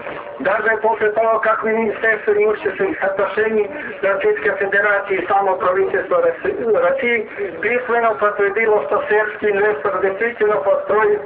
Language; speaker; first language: Russian; non-native, fluent; Serbian